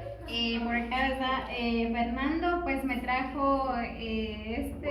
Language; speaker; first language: Spanish; native; Spanish